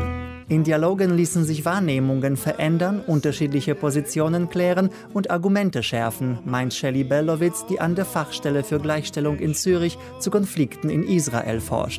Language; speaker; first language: German; native; German